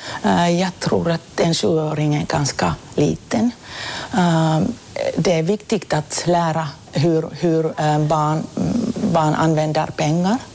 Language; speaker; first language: Swedish; non-native, local second language; Finnish